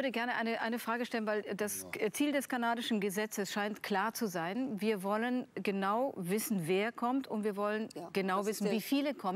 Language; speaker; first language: German; native; German